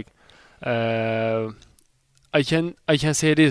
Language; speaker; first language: English; non-native, fluent; Turkish